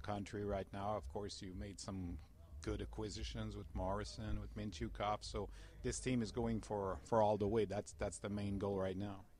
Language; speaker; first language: English; non-native, fluent; French